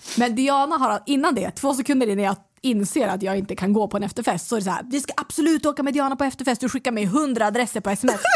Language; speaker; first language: Swedish; native; Swedish